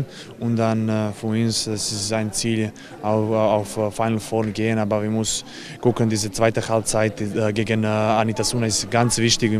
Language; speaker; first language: German; non-native, learner; Serbian